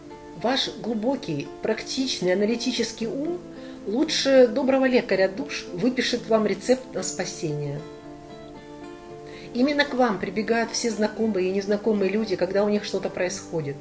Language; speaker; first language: Russian; native; Russian